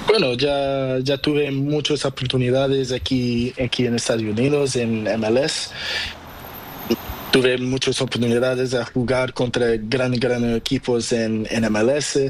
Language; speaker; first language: Spanish; non-native, learner; Portuguese